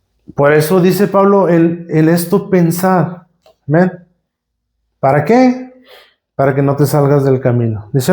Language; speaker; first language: Spanish; native; Spanish